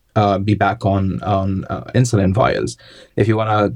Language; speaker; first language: English; non-native, fluent; Arabic